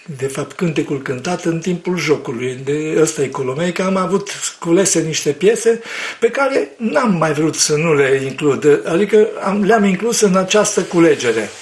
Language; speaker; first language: Romanian; non-native, local second language; Ukrainian